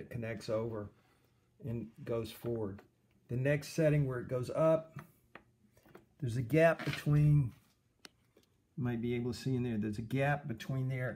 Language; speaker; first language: English; native; English